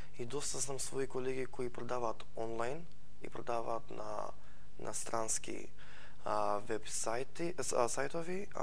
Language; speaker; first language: Macedonian; native; Macedonian